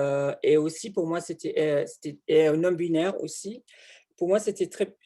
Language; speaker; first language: French; non-native, fluent; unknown